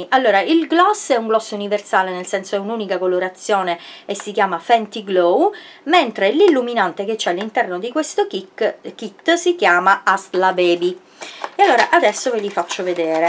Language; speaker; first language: Italian; native; Italian